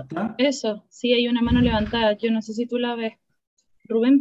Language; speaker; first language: Spanish; native; Spanish